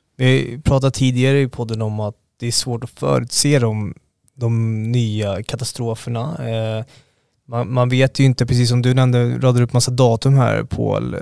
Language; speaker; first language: Swedish; native; Swedish